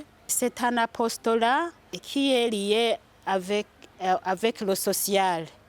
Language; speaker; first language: French; non-native, local second language; Rundi